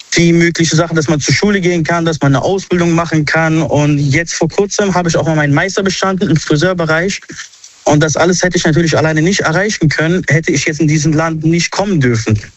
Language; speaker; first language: German; early bilingual, other home language; Arabic